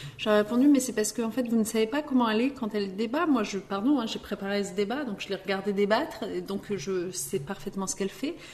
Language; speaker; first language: French; early bilingual, other home language; Riffian